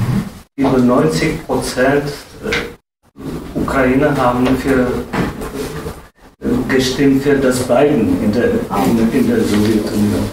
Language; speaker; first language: German; non-native, fluent; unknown